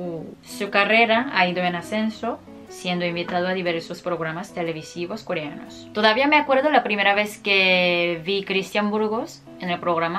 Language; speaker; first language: Spanish; non-native, fluent; Korean